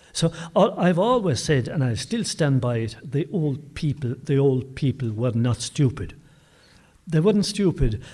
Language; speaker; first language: English; native; English